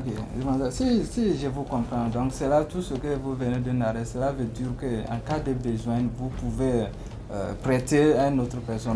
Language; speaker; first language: French; non-native, learner; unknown